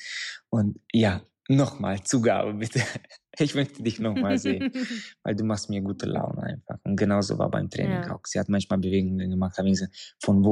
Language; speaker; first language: German; non-native, fluent; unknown